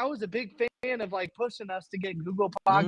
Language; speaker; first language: English; native; English